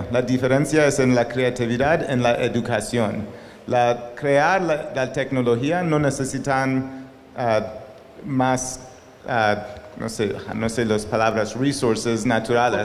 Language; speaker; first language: Spanish; non-native, learner; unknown